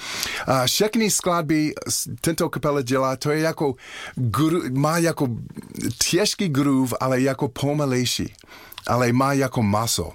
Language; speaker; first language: Czech; non-native, learner; English